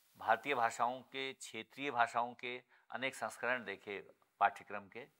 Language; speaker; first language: Hindi; native; Hindi